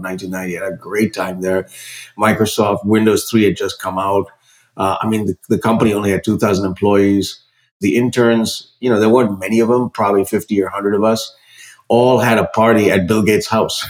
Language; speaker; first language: English; non-native, local second language; Malayalam